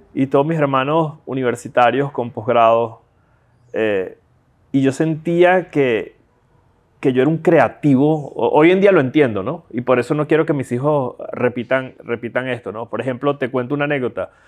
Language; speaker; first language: Spanish; native; Spanish